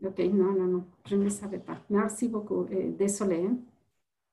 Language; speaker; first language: French; non-native, fluent; Spanish